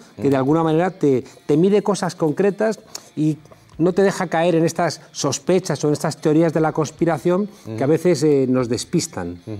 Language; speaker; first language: Spanish; native; Spanish